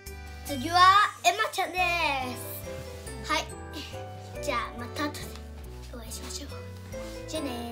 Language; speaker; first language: Japanese; native; Japanese